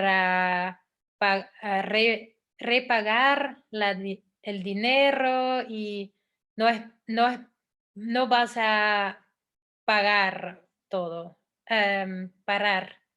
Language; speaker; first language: Spanish; non-native, fluent; Dutch